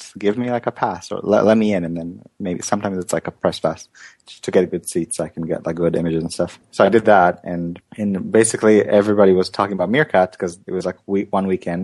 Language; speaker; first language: English; native; English